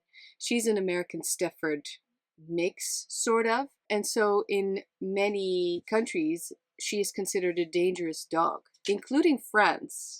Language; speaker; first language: English; non-native, fluent; Dutch